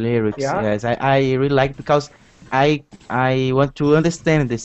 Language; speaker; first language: English; non-native, learner; Portuguese